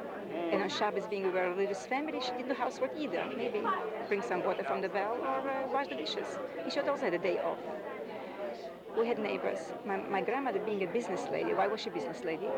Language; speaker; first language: English; non-native, fluent; Yiddish